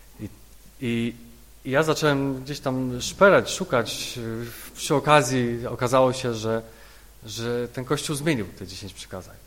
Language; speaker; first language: Polish; native; Polish